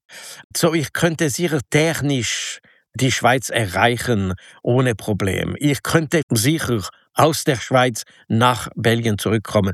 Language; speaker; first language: German; non-native, local second language; French